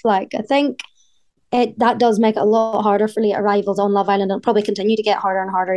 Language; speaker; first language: English; native; English